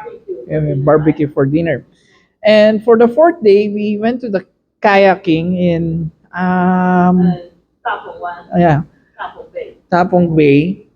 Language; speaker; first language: English; non-native, fluent; Chinese